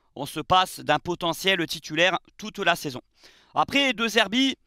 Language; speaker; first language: French; native; French